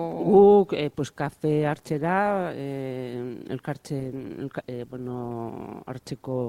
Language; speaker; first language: Basque; non-native, local second language; Spanish